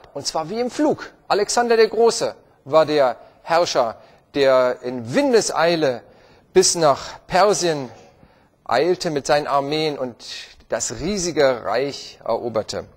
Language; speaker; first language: German; native; German